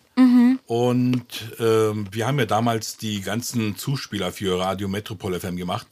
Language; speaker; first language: German; early bilingual, other home language; Turkish